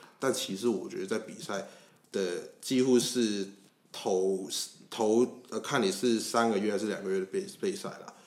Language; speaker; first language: Chinese; non-native, local second language; Cantonese